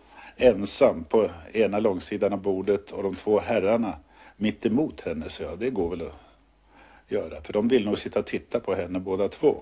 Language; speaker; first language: Swedish; native; Swedish